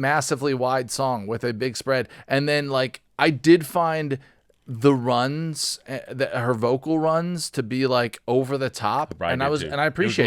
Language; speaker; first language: English; native; English